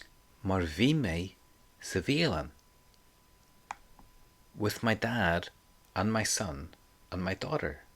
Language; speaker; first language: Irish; non-native, local second language; English